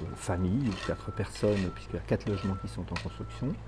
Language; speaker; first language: French; native; French